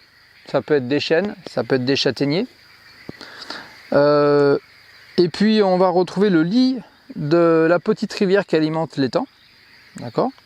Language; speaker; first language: French; native; French